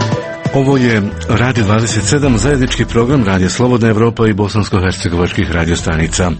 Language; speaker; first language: Croatian; native; Croatian